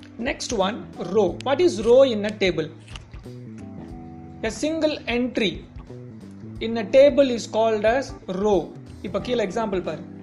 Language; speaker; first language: English; non-native, local second language; Tamil